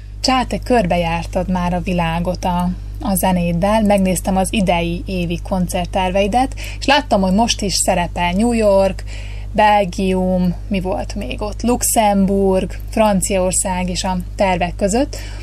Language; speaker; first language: Hungarian; native; Hungarian